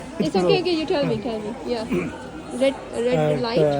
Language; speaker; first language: English; non-native, learner; Urdu